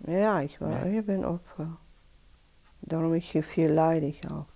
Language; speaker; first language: German; non-native, learner; Russian